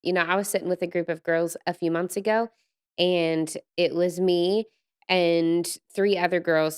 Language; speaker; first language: English; native; English